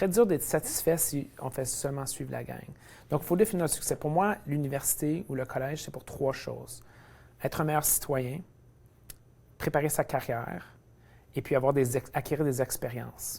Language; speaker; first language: French; native; French